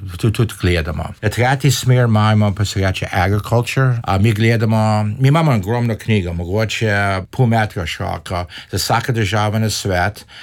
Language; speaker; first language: Slovenian; early bilingual, heritage; Slovenian